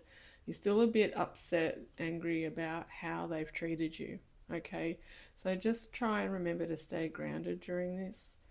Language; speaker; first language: English; native; English